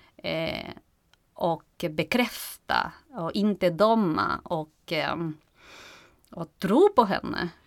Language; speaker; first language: Swedish; non-native, fluent; Spanish